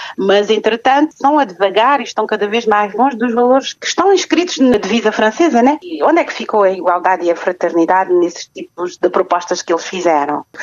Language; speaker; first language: Portuguese; non-native, local second language; Kabuverdianu